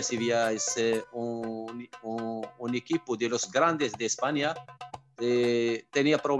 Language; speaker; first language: Spanish; non-native, fluent; Arabic